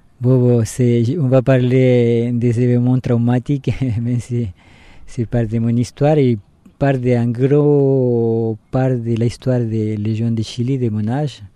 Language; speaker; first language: French; non-native, fluent; Spanish